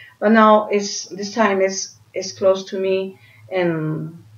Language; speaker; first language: English; non-native, learner; Spanish